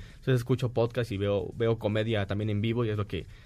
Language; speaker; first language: Spanish; native; Spanish